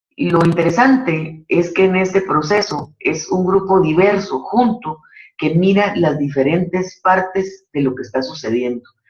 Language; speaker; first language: Spanish; native; Spanish